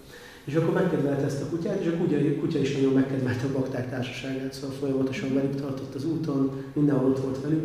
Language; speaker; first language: Hungarian; native; Hungarian